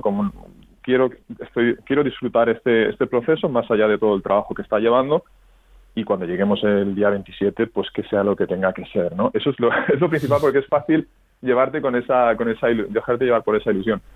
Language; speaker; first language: Spanish; native; Spanish